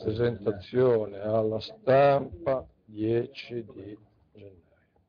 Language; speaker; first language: Italian; native; Italian